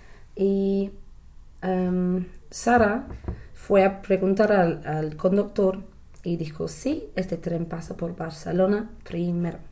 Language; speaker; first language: Spanish; non-native, learner; English